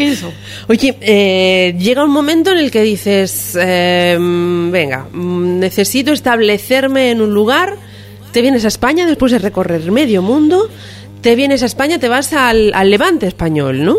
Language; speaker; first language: Spanish; native; Spanish